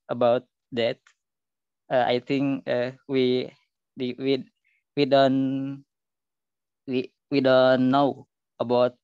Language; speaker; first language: English; non-native, learner; Indonesian